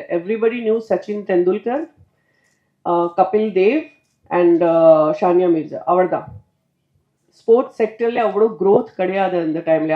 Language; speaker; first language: Tamil; non-native, fluent; Hindi